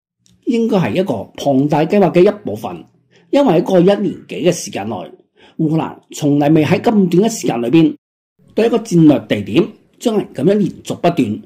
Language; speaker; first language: Chinese; non-native, local second language; Cantonese